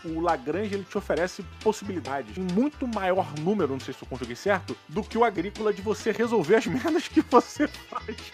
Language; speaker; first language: Portuguese; native; Portuguese